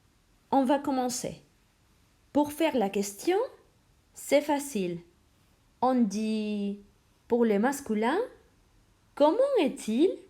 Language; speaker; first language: French; non-native, fluent; Spanish